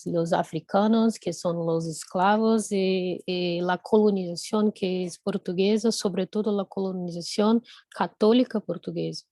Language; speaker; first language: Spanish; non-native, fluent; Portuguese